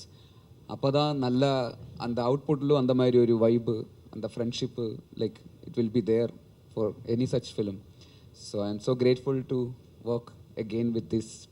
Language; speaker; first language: Tamil; non-native, learner; Malayalam